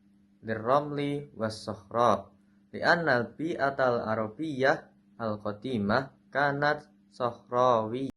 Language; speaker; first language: Arabic; non-native, learner; Indonesian